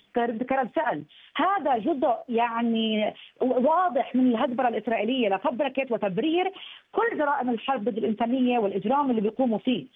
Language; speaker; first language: Arabic; native; Arabic